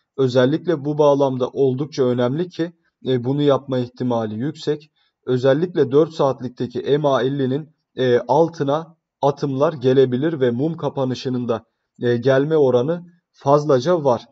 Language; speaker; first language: Turkish; native; Turkish